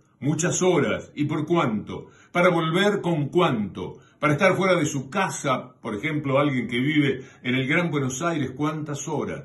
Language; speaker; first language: Spanish; native; Spanish